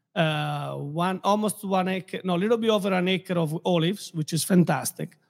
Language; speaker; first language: English; non-native, fluent; Italian